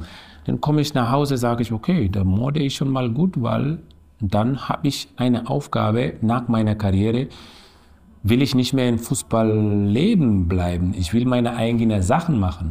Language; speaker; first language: German; non-native, learner; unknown